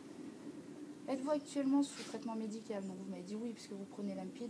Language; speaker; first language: French; native; French